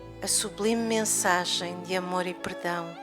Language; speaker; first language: Portuguese; native; Portuguese